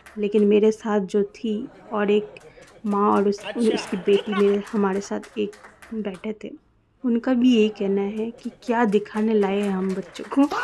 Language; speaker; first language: Hindi; non-native, local second language; Bangla